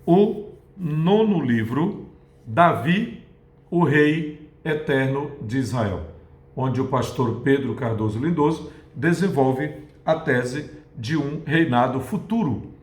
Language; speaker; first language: Portuguese; native; Portuguese